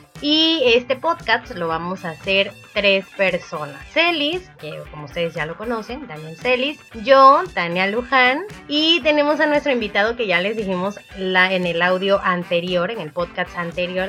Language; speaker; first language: Spanish; native; Spanish